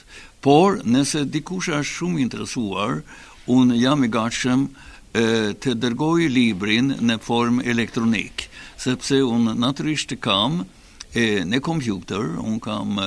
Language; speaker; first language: Albanian; non-native, fluent; Swedish